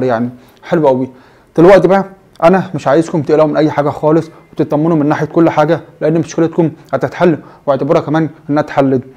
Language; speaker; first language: Arabic; native; Arabic